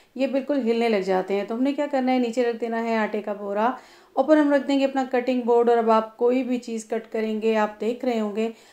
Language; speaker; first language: Urdu; non-native, local second language; Punjabi